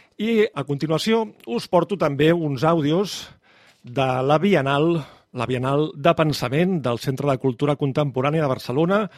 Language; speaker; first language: Catalan; native; Catalan